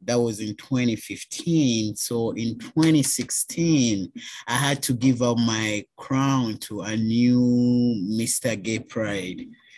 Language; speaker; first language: English; non-native, local second language; Ganda